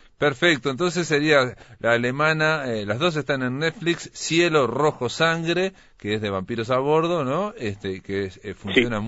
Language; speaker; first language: Spanish; native; Spanish